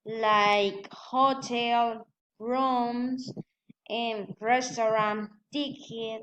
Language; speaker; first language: English; non-native, learner; Spanish